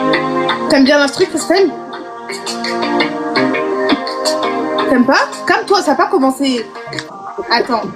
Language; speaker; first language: French; native; French